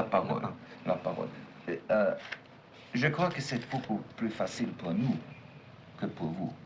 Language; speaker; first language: French; non-native, fluent; German